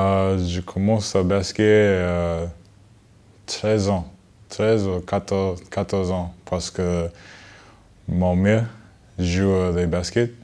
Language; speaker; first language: French; non-native, learner; English